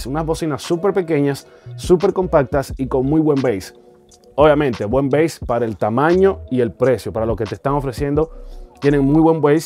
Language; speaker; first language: Spanish; native; Spanish